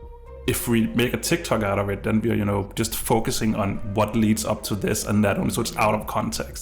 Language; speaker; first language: English; native; English